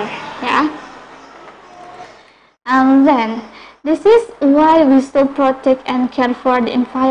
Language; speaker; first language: English; non-native, local second language; Indonesian